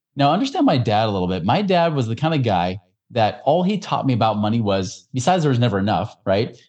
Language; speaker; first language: English; native; English